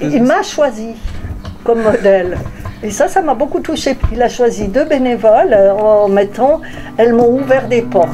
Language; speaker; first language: French; native; French